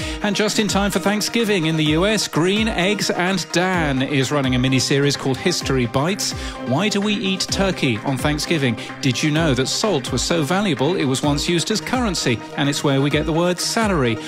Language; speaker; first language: English; native; English